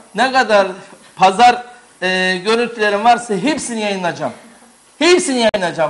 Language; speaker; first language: Turkish; native; Turkish